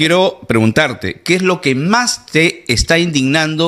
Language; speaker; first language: Spanish; native; Spanish